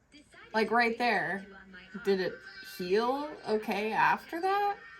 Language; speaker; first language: English; native; English